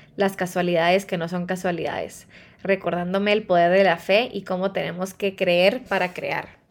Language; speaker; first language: Spanish; early bilingual, heritage; Spanish